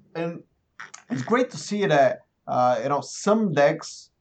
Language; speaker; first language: English; non-native, fluent; Bulgarian